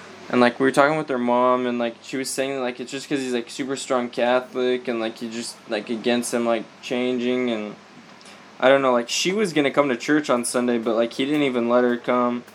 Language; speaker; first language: English; native; English